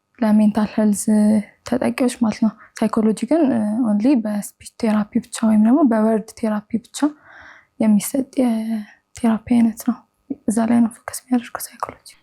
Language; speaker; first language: Amharic; native; Amharic